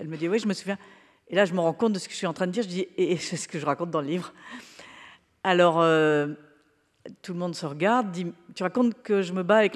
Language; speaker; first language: French; native; French